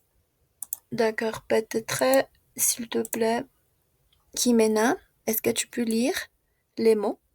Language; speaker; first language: French; non-native, fluent; Spanish